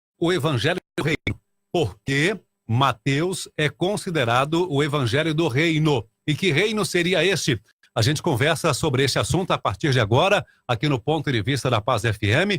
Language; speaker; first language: Portuguese; native; Portuguese